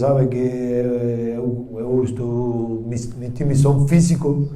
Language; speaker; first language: Portuguese; non-native, learner; Spanish